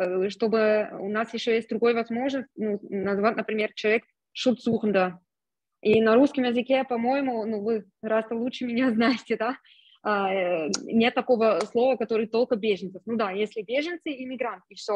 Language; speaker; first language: Russian; non-native, fluent; German